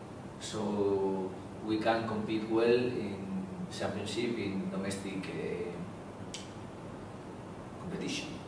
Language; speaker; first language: English; non-native, learner; Spanish